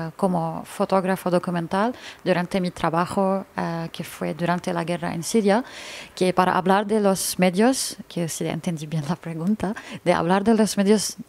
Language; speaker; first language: Spanish; non-native, learner; Arabic